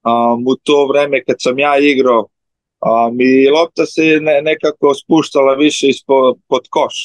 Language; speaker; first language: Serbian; early bilingual, heritage; Slovenian